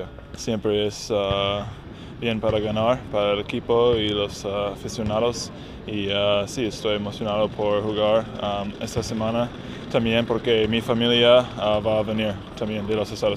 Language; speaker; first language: Spanish; non-native, learner; English